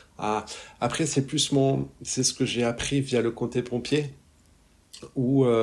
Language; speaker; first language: French; native; French